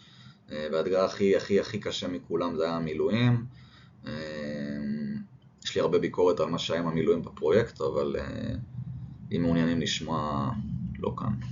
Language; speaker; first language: Hebrew; native; Hebrew